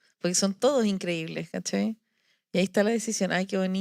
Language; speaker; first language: Spanish; native; Spanish